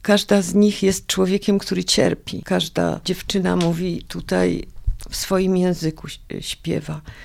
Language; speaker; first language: Polish; native; Polish